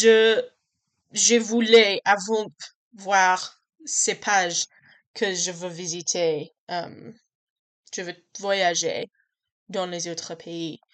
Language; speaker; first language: French; non-native, learner; English